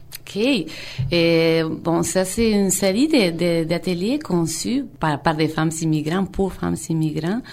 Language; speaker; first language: French; non-native, fluent; Spanish